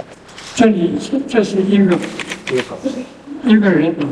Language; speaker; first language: Chinese; non-native, local second language; Min Nan Chinese